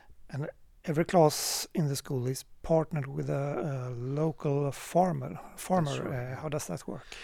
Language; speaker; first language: English; non-native, fluent; Swedish